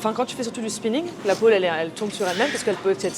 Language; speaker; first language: French; native; French